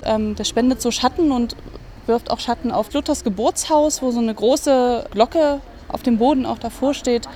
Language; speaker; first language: German; native; German